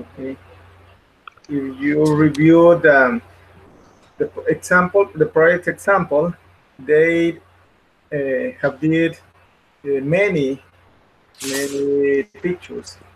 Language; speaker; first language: English; non-native, learner; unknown